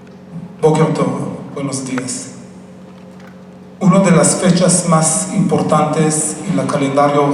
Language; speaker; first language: Spanish; non-native, fluent; Hebrew